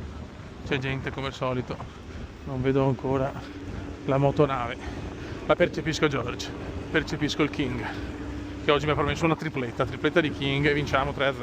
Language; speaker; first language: Italian; native; Italian